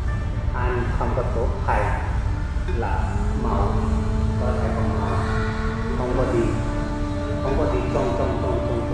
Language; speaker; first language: Vietnamese; non-native, learner; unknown